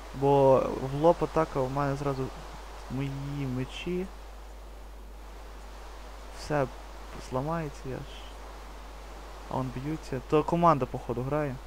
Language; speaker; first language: Ukrainian; native; Ukrainian